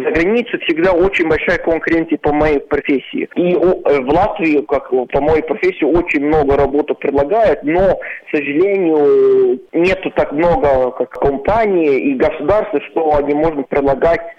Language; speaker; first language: Russian; non-native, local second language; Latvian